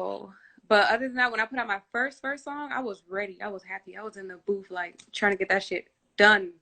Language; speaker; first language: English; native; English